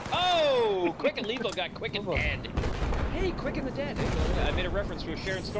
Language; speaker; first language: English; native; English